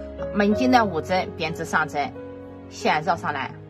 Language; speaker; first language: Chinese; native; Chinese